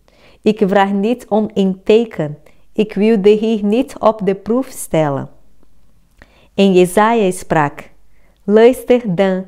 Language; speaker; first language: Dutch; non-native, fluent; Portuguese